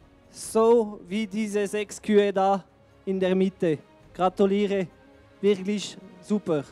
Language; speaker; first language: German; non-native, local second language; French